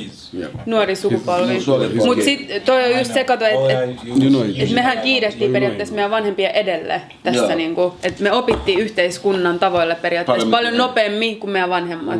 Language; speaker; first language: Finnish; early bilingual, other home language; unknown